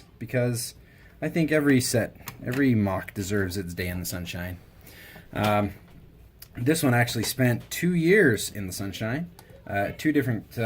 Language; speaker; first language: English; native; English